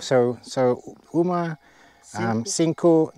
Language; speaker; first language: Portuguese; non-native, learner; English